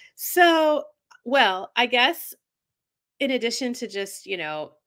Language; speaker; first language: English; native; English